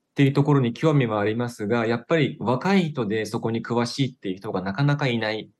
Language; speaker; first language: Japanese; non-native, fluent; Turkish